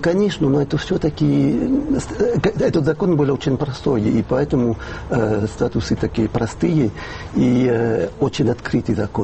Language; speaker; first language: Russian; non-native, fluent; French